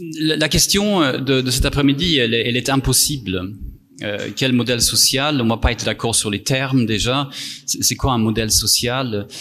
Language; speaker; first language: French; non-native, fluent; Swedish